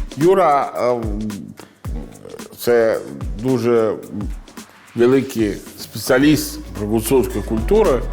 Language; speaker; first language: Ukrainian; non-native, learner; Italian